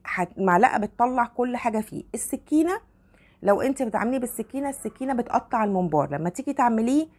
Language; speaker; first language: Arabic; native; Arabic